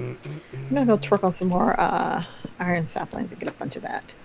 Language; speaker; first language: English; native; English